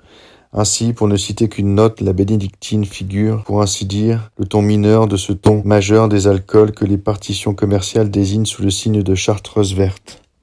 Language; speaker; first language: French; native; French